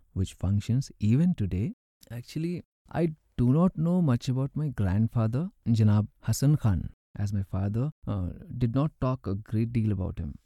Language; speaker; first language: English; non-native, local second language; Urdu